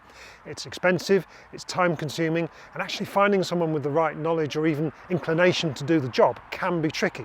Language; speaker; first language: English; native; English